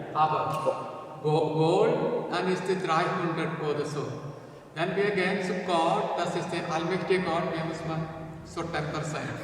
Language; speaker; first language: German; non-native, learner; Malayalam